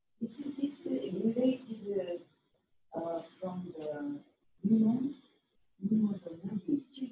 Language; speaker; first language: English; non-native, learner; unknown